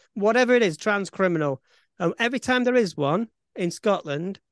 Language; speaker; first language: English; native; English